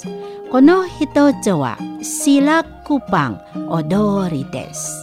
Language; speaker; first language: Japanese; non-native, fluent; Indonesian